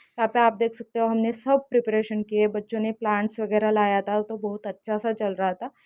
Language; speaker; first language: Hindi; non-native, local second language; Marathi